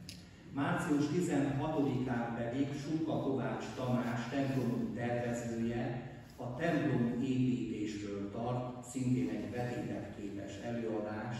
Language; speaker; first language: Hungarian; native; Hungarian